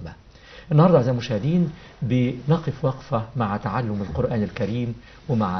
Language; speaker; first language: Arabic; native; Arabic